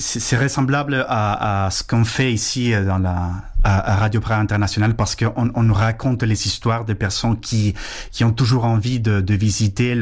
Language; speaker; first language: French; non-native, fluent; Spanish